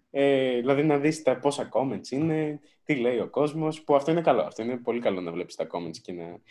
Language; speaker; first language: Greek; early bilingual, other home language; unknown